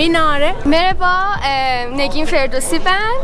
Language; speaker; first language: Turkish; non-native, learner; Persian